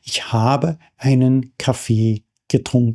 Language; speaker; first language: German; non-native, fluent; English